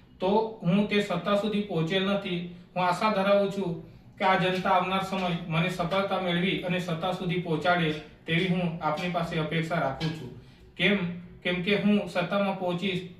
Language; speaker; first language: Gujarati; non-native, local second language; Kukna